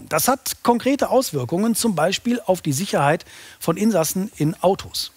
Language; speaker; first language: German; native; German